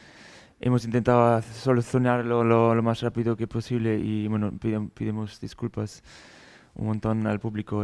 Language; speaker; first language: Spanish; non-native, fluent; German